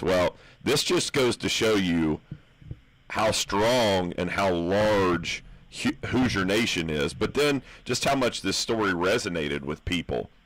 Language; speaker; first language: English; native; English